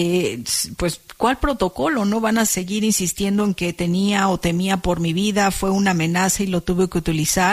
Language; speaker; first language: Spanish; native; Spanish